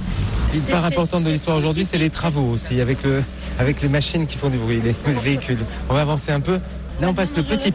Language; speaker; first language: French; native; French